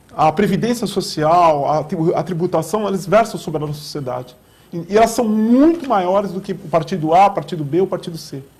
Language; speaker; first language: Portuguese; native; Portuguese